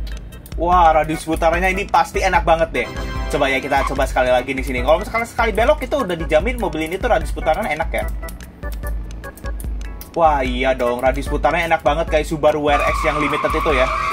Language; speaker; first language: Indonesian; native; Indonesian